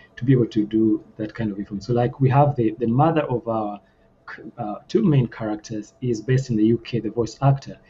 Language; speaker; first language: English; non-native, local second language; Ganda